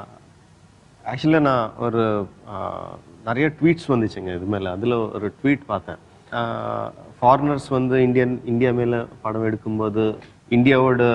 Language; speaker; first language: Tamil; non-native, fluent; Telugu